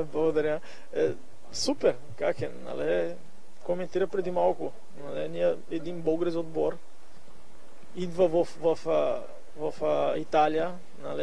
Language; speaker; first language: Bulgarian; non-native, learner; Portuguese